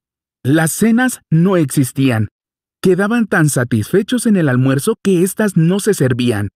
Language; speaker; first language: Spanish; native; Spanish